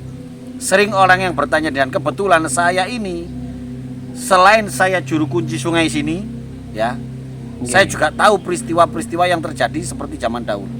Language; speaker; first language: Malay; non-native, local second language; Javanese